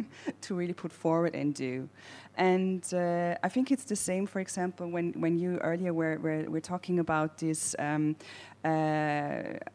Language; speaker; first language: English; non-native, fluent; German